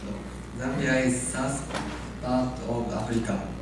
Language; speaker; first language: English; non-native, learner; Japanese